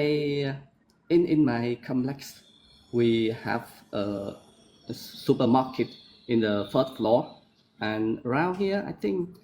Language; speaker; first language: English; non-native, learner; Vietnamese